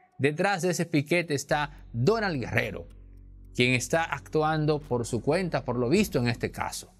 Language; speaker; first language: Spanish; native; Spanish